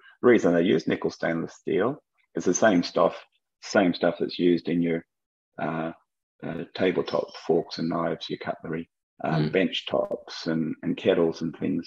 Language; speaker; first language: English; native; English